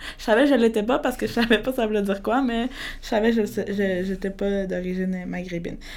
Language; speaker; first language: French; early bilingual, other home language; Spanish